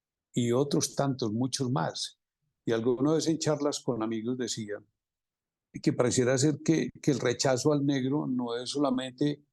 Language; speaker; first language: Spanish; native; Spanish